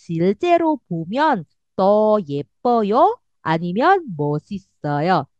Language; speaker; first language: Korean; non-native, fluent; Indonesian